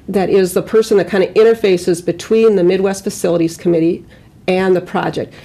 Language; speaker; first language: English; native; English